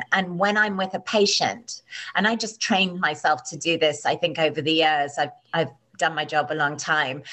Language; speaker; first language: English; native; English